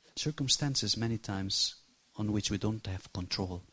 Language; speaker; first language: English; non-native, fluent; Spanish